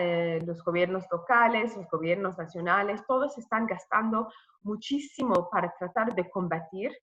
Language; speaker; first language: Spanish; non-native, fluent; English